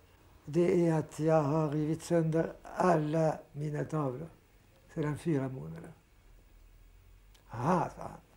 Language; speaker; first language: Swedish; early bilingual, heritage; Swedish